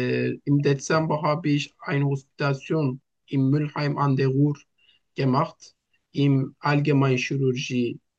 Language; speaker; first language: German; non-native, learner; Turkish